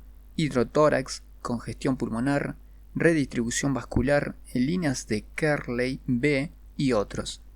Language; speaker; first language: Spanish; native; Spanish